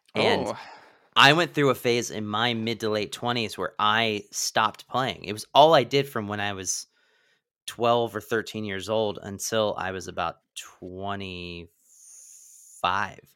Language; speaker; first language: English; native; English